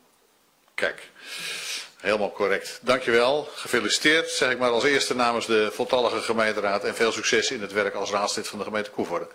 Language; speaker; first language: Dutch; native; Dutch